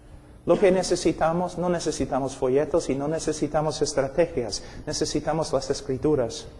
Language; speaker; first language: Spanish; non-native, fluent; English